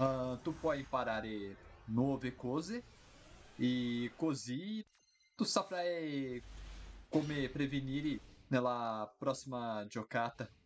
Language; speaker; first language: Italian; non-native, learner; Portuguese